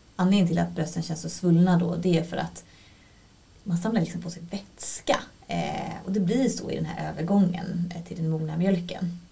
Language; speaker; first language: Swedish; native; Swedish